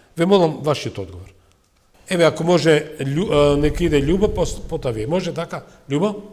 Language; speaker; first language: Macedonian; non-native, local second language; Serbian